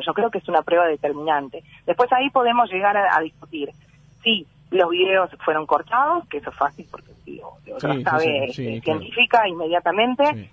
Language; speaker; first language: Spanish; native; Spanish